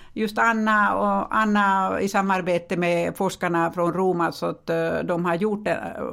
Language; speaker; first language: Swedish; non-native, fluent; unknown